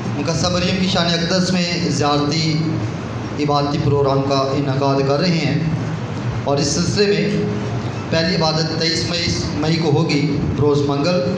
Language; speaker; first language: Urdu; non-native, local second language; Punjabi